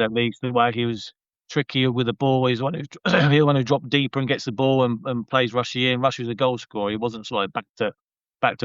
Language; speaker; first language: English; native; English